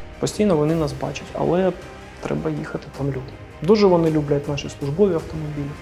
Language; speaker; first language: Ukrainian; non-native, local second language; Russian